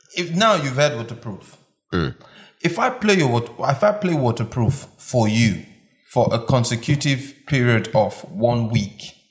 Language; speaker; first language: English; non-native, local second language; Yoruba